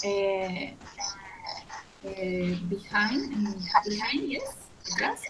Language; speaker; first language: English; non-native, learner; Spanish